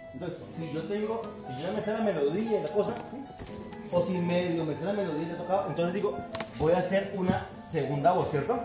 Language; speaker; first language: Spanish; native; Spanish